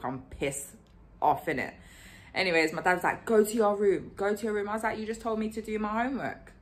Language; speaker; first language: English; native; English